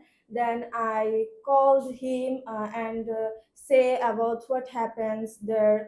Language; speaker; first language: English; non-native, learner; Bangla